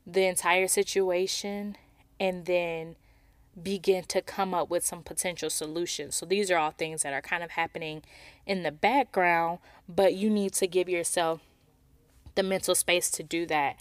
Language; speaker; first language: English; native; English